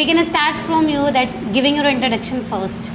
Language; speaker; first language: English; non-native, learner; Hindi